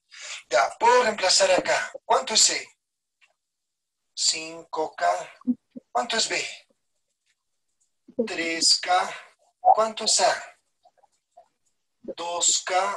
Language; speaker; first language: Spanish; native; Spanish